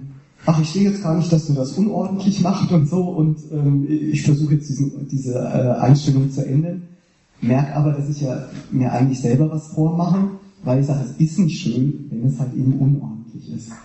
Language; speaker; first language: German; native; German